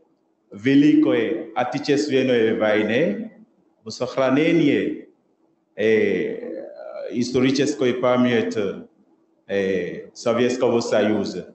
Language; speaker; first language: Russian; non-native, local second language; French